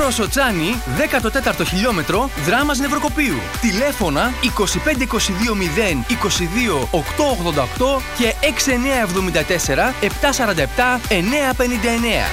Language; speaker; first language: Greek; native; Greek